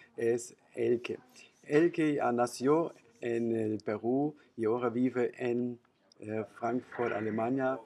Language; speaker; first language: Spanish; non-native, fluent; German